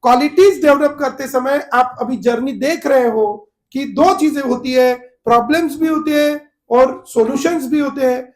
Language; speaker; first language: Hindi; non-native, local second language; Marathi